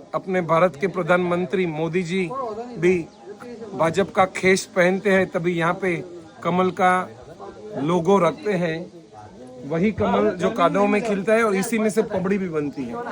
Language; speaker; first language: Hindi; non-native, local second language; Gujarati